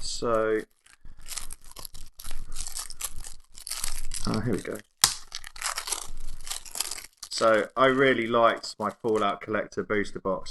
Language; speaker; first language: English; native; English